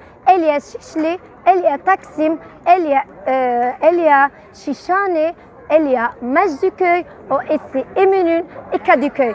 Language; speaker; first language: French; non-native, learner; Arabic